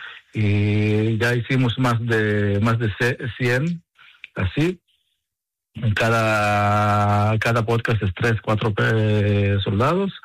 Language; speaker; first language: Spanish; non-native, fluent; Hebrew